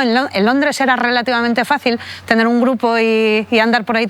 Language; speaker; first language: Spanish; native; Spanish